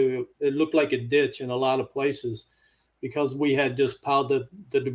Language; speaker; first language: English; native; English